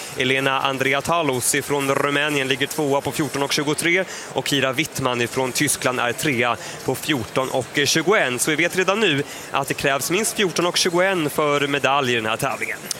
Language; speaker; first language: Swedish; native; Swedish